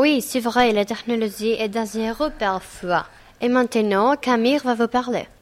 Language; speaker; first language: French; non-native, learner; Greek